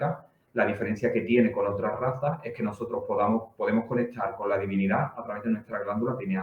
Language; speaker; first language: Spanish; native; Spanish